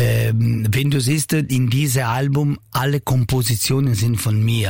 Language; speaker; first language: German; non-native, learner; Italian